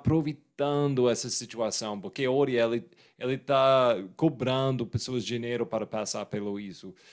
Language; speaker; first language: Portuguese; non-native, fluent; English